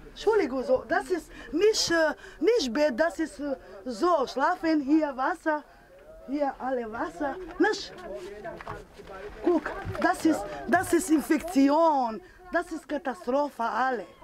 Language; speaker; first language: German; non-native, learner; Romany